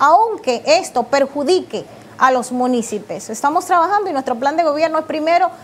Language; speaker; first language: Spanish; native; Spanish